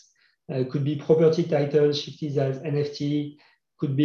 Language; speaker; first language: English; non-native, fluent; French